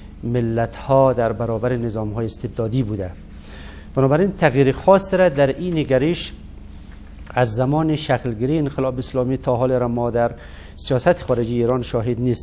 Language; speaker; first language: Persian; native; Persian